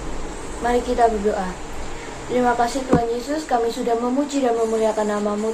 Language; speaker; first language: Indonesian; native; Indonesian